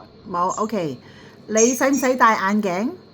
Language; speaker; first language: Cantonese; native; Cantonese